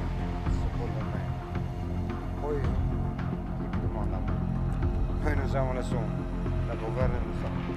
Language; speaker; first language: Italian; non-native, learner; Albanian